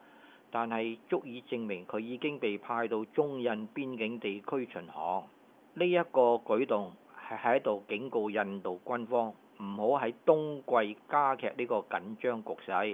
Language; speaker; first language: Chinese; non-native, local second language; Cantonese